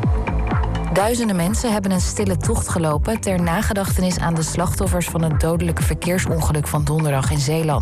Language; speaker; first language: Dutch; native; Dutch